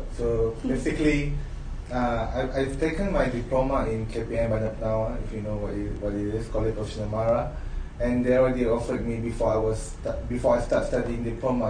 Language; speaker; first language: English; non-native, local second language; Malay